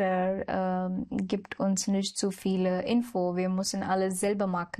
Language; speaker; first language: German; non-native, learner; Marathi